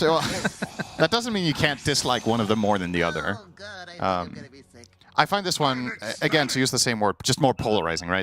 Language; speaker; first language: English; native; English